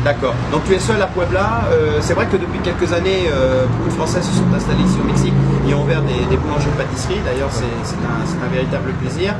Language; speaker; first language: French; native; French